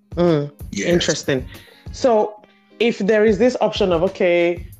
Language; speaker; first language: English; non-native, local second language; Yoruba